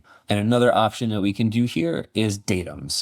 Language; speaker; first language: English; native; English